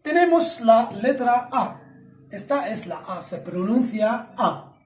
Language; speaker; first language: Spanish; non-native, fluent; Arabic